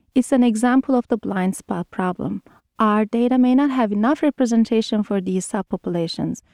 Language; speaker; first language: English; non-native, fluent; Turkish